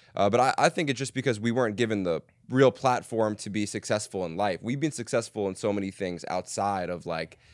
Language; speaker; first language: English; native; English